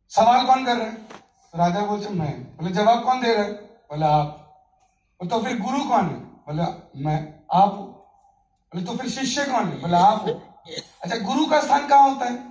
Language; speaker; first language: Hindi; non-native, local second language; Bangla